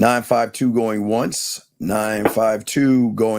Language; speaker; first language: English; native; English